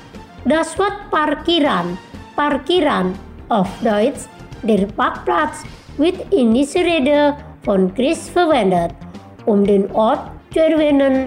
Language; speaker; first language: German; non-native, fluent; Indonesian